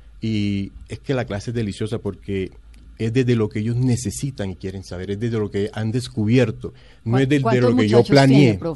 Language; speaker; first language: Spanish; native; Spanish